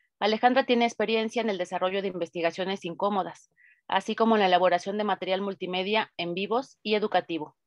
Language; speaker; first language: Spanish; native; Spanish